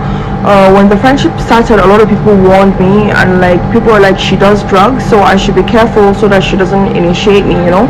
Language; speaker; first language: English; non-native, local second language; Hausa